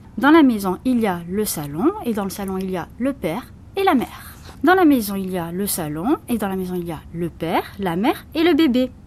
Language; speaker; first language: French; native; French